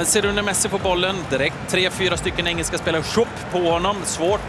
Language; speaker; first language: Swedish; native; Swedish